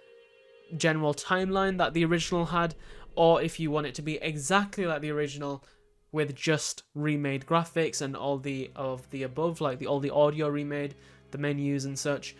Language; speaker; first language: English; native; English